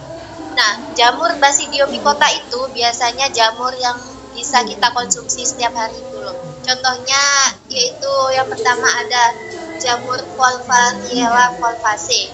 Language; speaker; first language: Indonesian; native; Indonesian